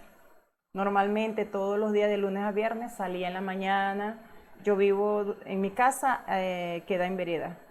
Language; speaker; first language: Spanish; native; Spanish